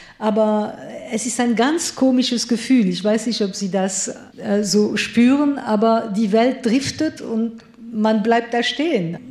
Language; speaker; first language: German; non-native, fluent; French